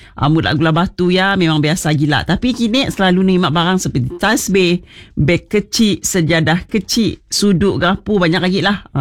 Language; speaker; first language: Malay; native; Malay